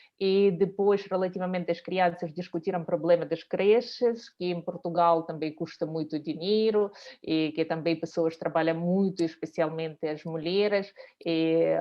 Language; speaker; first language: Portuguese; non-native, fluent; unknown